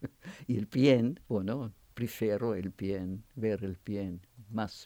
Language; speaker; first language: Spanish; non-native, fluent; French